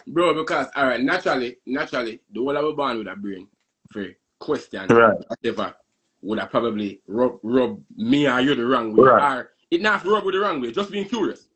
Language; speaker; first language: English; non-native, local second language; Jamaican Creole English